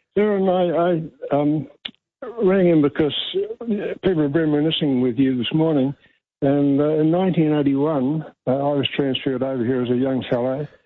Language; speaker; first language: English; native; English